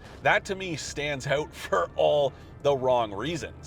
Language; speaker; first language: English; native; English